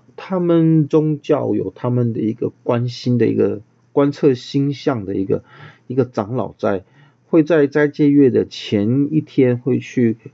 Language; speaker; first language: Chinese; native; Chinese